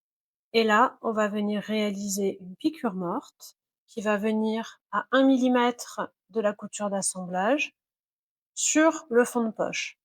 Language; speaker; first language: French; native; French